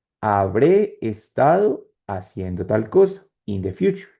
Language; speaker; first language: Spanish; native; Spanish